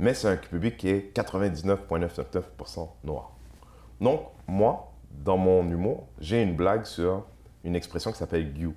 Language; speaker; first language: French; early bilingual, other home language; Haitian Creole